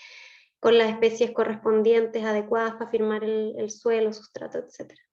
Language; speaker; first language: Spanish; native; Spanish